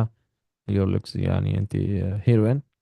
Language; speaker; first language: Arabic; non-native, fluent; Urdu